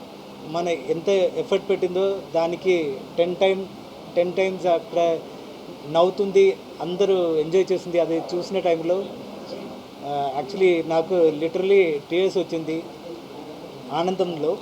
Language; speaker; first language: Telugu; non-native, fluent; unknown